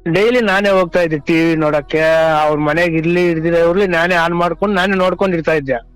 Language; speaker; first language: Kannada; non-native, local second language; Telugu